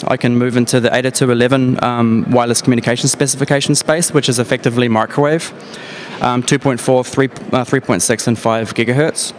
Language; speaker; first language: English; native; English